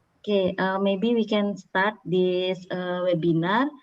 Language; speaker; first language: English; non-native, learner; Indonesian